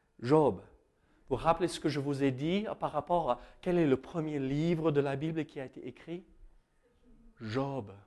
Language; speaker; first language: French; non-native, fluent; English